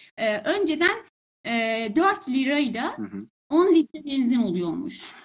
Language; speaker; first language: Turkish; non-native, fluent; Persian